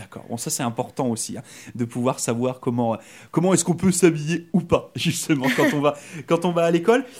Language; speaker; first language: French; native; French